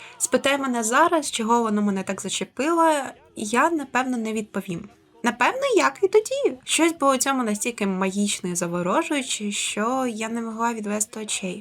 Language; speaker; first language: Ukrainian; native; Ukrainian